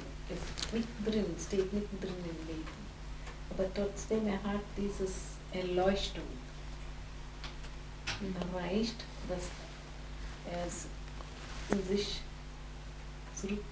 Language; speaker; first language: German; non-native, fluent; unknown